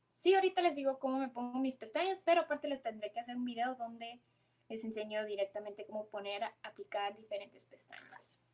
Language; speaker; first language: Spanish; early bilingual, heritage; Spanish